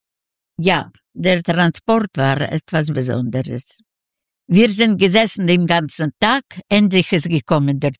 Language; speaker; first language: German; non-native, fluent; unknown